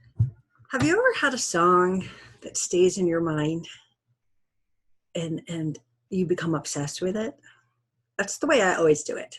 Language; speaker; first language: English; native; English